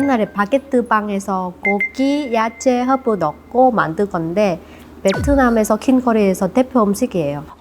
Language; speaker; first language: Korean; non-native, learner; Vietnamese